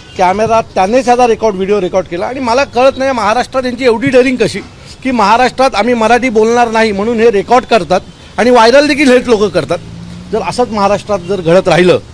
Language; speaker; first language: Marathi; native; Marathi